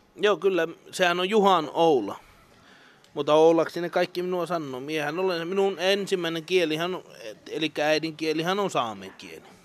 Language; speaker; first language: Finnish; native; Finnish